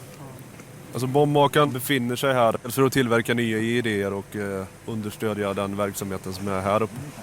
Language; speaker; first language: Swedish; native; Swedish